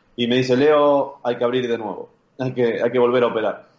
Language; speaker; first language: Spanish; native; Spanish